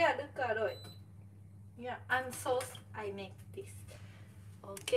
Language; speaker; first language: English; non-native, learner; Thai